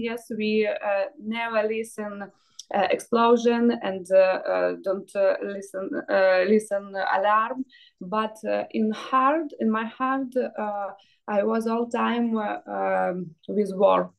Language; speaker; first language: English; non-native, learner; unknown